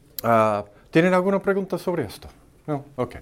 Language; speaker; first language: Spanish; non-native, fluent; English